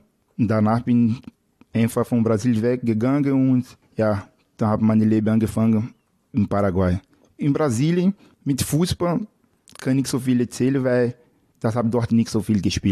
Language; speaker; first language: German; non-native, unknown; Portuguese